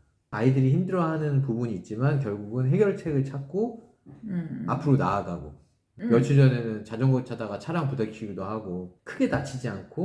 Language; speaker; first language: Korean; native; Korean